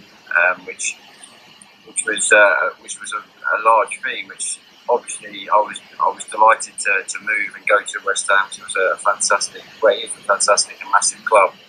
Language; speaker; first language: English; native; English